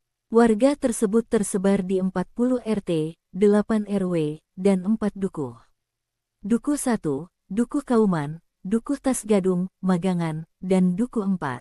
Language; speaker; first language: Indonesian; native; Indonesian